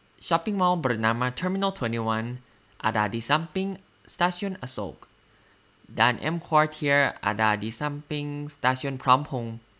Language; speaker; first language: Indonesian; non-native, learner; Thai